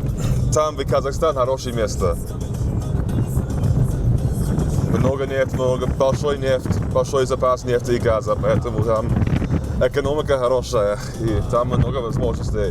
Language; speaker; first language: Russian; non-native, learner; English